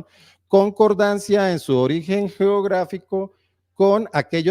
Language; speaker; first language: Spanish; native; Spanish